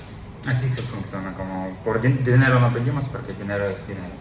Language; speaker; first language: Spanish; non-native, learner; Ukrainian